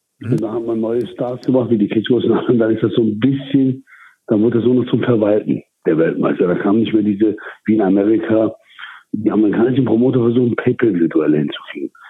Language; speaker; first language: German; early bilingual, other home language; Turkish